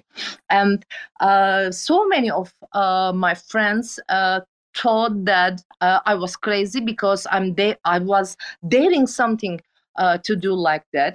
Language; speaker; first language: English; non-native, fluent; Turkish